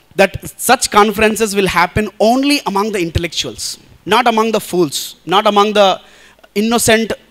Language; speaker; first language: English; non-native, local second language; Telugu